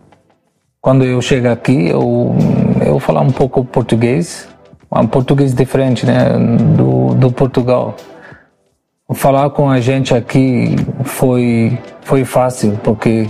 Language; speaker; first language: Portuguese; non-native, learner; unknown